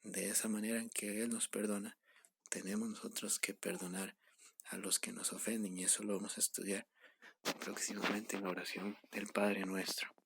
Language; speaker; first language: Spanish; native; Spanish